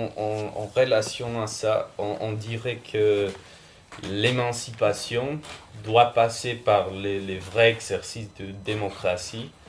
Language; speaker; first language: French; non-native, fluent; Spanish